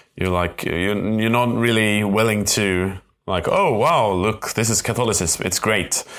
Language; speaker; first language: English; non-native, fluent; Swedish